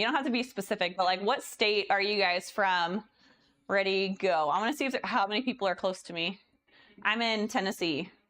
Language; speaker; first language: English; native; English